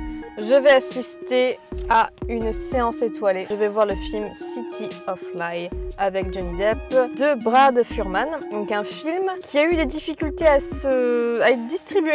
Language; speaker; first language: French; native; French